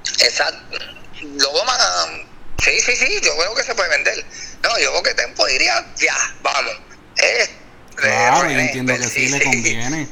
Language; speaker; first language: Spanish; native; Spanish